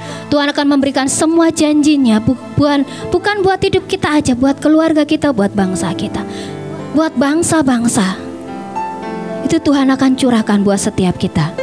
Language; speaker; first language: Indonesian; native; Indonesian